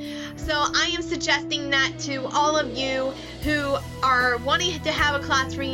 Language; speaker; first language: English; native; English